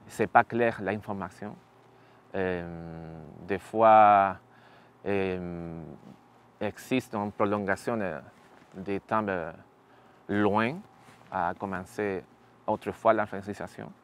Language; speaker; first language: French; non-native, learner; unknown